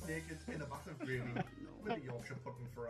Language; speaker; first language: English; native; English